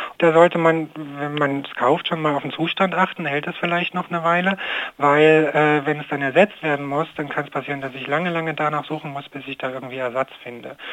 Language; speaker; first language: German; native; German